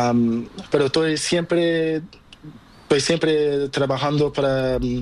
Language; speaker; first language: Spanish; non-native, learner; Portuguese